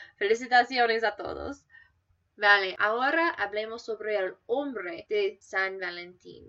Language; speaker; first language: Spanish; non-native, fluent; English